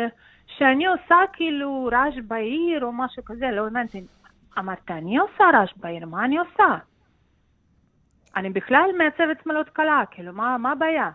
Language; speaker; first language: Hebrew; non-native, fluent; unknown